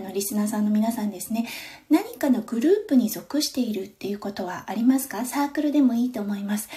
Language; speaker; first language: Japanese; native; Japanese